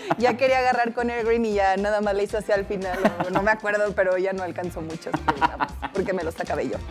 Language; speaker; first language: Spanish; native; Spanish